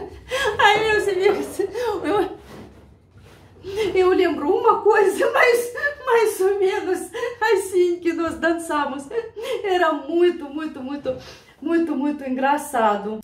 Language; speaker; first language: Portuguese; non-native, learner; Russian